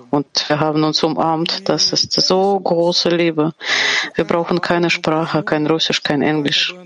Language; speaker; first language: German; non-native, fluent; Portuguese